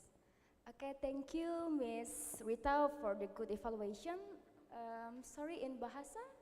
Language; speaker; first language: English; non-native, learner; Indonesian